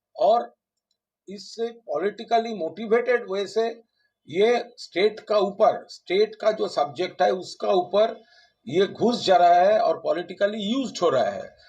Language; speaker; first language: Hindi; non-native, local second language; Bangla